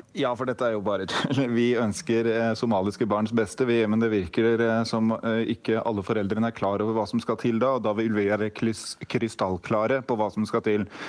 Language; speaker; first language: Norwegian; native; Norwegian